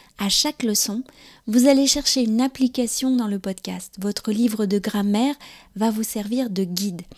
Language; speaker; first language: French; native; French